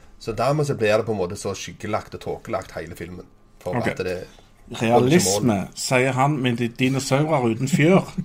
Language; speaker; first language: Norwegian; native; Norwegian